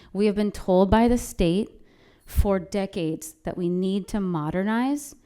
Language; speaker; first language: English; native; English